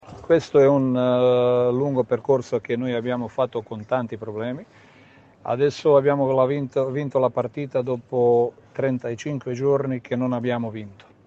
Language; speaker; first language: Italian; non-native, fluent; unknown